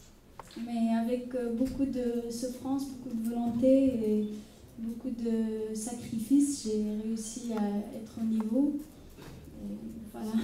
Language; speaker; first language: French; non-native, local second language; Arabic